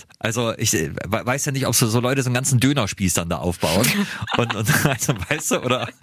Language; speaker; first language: German; native; German